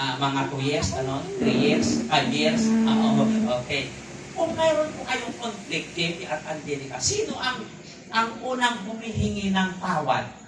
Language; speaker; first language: Filipino; non-native, local second language; Iloko